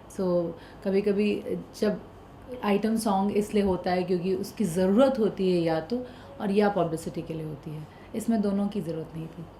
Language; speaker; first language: Hindi; non-native, local second language; Bhojpuri